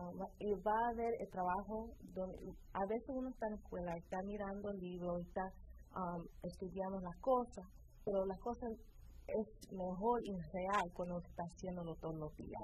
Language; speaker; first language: Spanish; early bilingual, heritage; Spanish